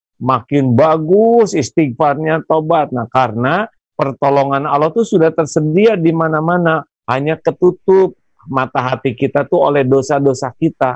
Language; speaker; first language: Indonesian; non-native, local second language; Sundanese